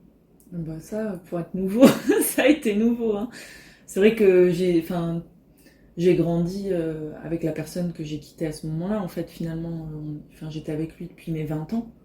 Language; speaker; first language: French; native; French